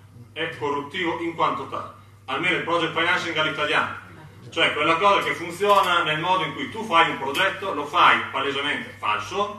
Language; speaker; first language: Italian; native; Italian